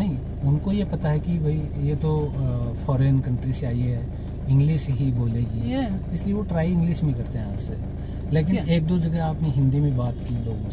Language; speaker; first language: Hindi; native; Hindi